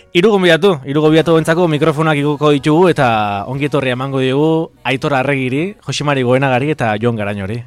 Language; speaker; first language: Basque; native; Basque